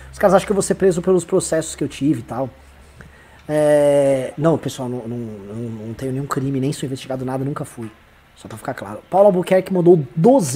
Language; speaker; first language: Portuguese; native; Portuguese